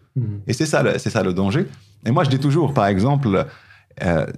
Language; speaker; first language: French; non-native, local second language; Arabic